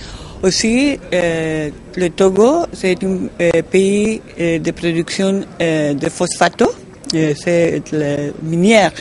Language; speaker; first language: French; non-native, learner; Spanish